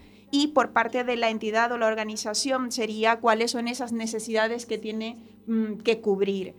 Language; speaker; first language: Spanish; native; Spanish